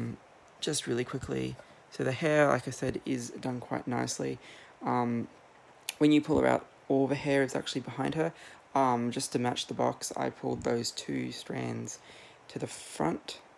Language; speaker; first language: English; native; English